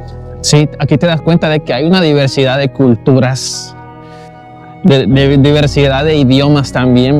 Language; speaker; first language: Spanish; native; Spanish